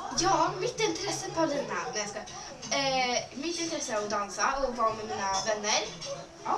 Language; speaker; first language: Swedish; early bilingual, other home language; Spanish